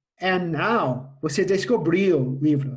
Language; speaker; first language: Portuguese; non-native, fluent; English